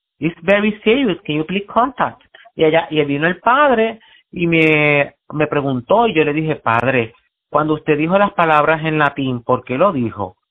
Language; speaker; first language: Spanish; native; Spanish